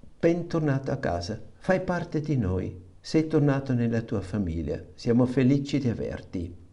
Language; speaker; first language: Italian; non-native, fluent; German